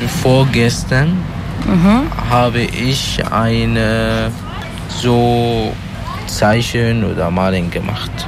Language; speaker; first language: German; non-native, learner; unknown